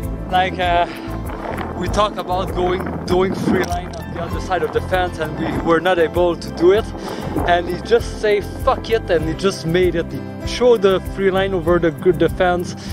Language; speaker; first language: English; non-native, fluent; French